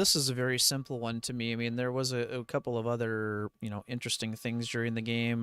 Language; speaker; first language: English; native; English